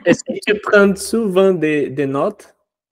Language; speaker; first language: French; non-native, learner; Portuguese